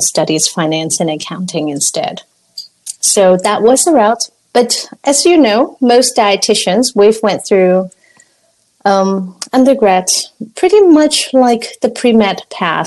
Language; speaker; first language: English; non-native, local second language; Cantonese